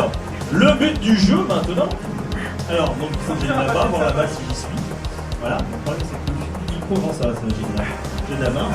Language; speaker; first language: French; native; French